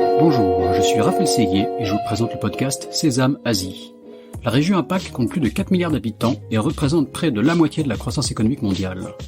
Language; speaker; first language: French; native; French